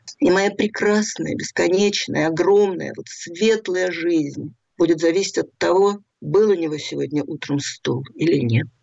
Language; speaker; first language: Russian; native; Russian